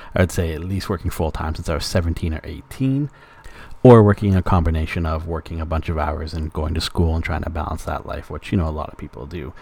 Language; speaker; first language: English; native; English